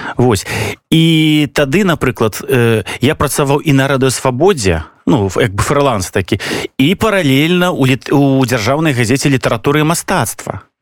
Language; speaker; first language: Belarusian; native; Belarusian